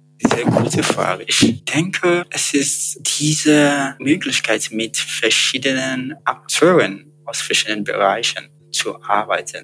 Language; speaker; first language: German; non-native, fluent; Yoruba